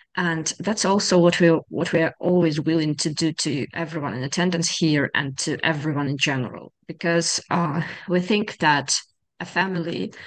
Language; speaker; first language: English; non-native, fluent; Ukrainian